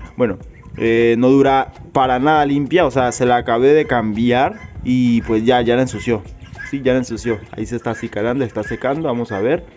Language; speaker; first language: Spanish; native; Spanish